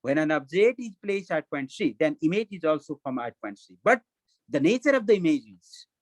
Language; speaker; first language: English; non-native, local second language; Nepali